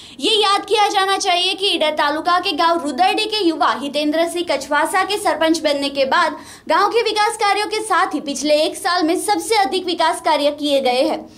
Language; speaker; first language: Hindi; non-native, local second language; Gujarati